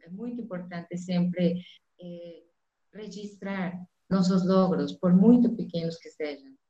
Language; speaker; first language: Spanish; non-native, fluent; Portuguese